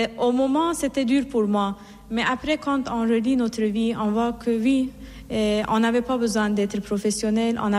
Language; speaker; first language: French; non-native, fluent; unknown